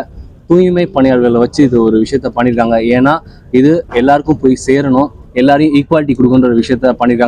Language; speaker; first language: Tamil; native; Tamil